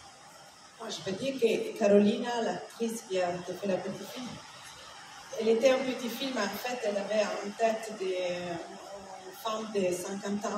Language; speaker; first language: French; non-native, learner; Italian